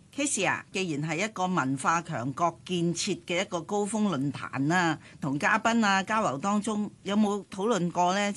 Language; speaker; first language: Cantonese; native; Cantonese